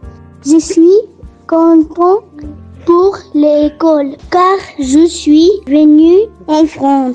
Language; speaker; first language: French; non-native, learner; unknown